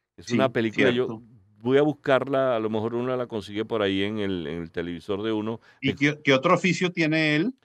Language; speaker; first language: Spanish; native; Spanish